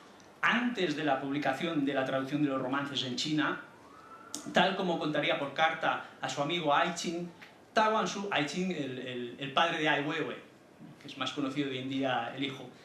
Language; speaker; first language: Spanish; native; Spanish